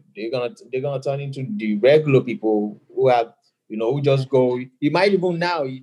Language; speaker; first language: English; non-native, local second language; Yoruba